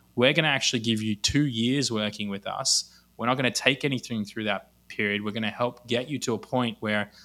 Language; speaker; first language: English; native; English